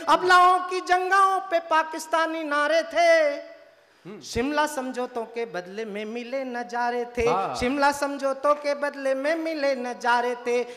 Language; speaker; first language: Hindi; native; Hindi